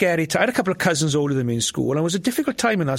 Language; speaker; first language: English; non-native, local second language; Welsh